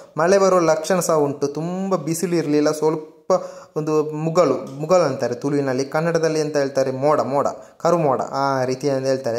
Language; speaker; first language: Kannada; non-native, local second language; Tulu